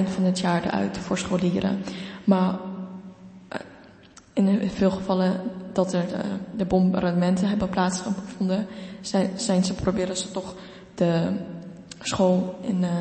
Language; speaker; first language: Dutch; non-native, fluent; Ukrainian